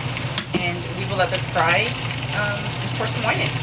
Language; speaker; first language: English; non-native, local second language; Filipino